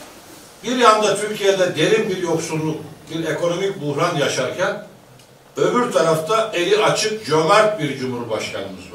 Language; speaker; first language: Turkish; native; Turkish